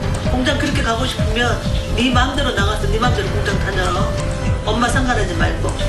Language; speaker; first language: Korean; native; Korean